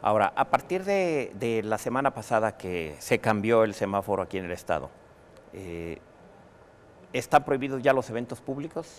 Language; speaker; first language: Spanish; native; Spanish